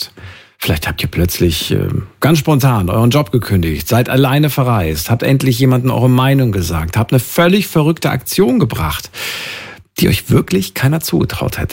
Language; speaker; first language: German; native; German